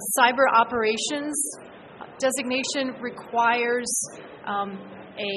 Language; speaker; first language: English; native; English